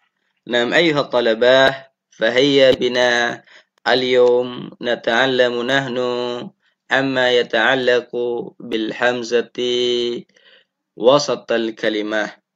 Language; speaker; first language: Arabic; non-native, fluent; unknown